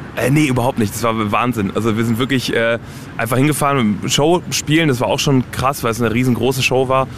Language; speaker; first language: German; native; German